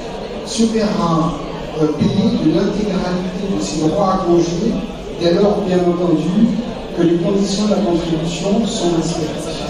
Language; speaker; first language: French; native; French